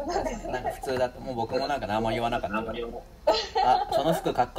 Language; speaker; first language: Japanese; native; Japanese